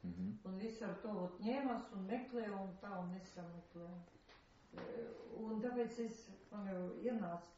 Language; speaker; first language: Latvian; non-native, local second language; Russian